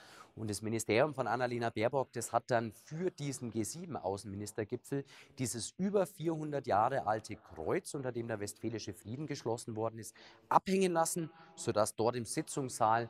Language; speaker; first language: German; native; German